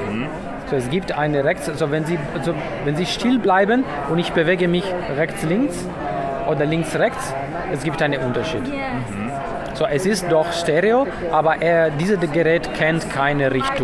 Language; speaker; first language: German; non-native, learner; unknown